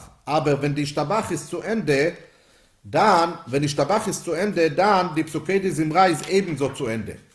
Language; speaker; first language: German; non-native, fluent; Yiddish